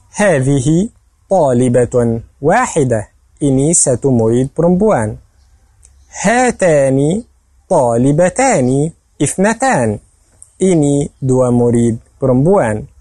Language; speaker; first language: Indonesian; non-native, fluent; Arabic